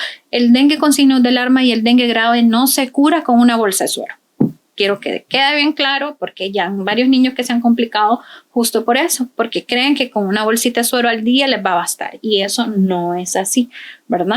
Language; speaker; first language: Spanish; native; Spanish